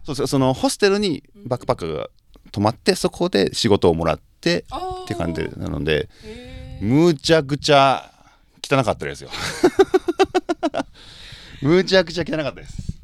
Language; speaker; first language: Japanese; native; Japanese